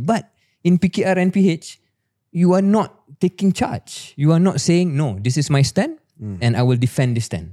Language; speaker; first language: English; non-native, local second language; Malay